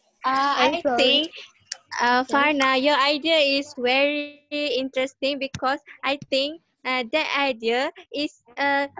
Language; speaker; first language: English; non-native, learner; Malay